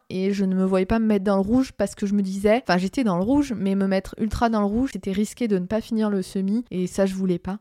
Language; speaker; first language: French; native; French